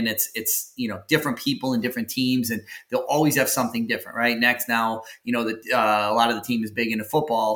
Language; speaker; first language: English; native; English